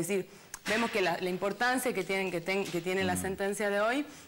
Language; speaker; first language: Spanish; native; Spanish